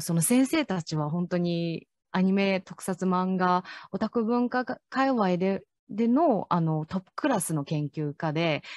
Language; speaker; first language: Japanese; non-native, fluent; Chinese